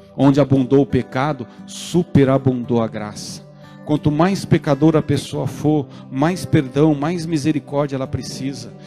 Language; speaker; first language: Portuguese; native; Portuguese